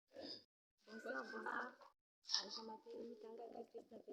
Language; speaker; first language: French; non-native, learner; Rundi